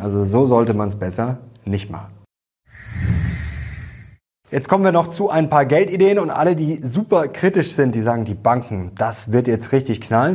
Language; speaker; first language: German; native; German